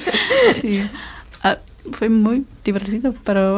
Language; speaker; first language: Spanish; non-native, learner; English